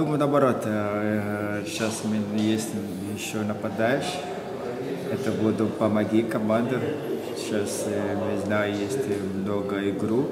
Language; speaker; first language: Russian; non-native, learner; Portuguese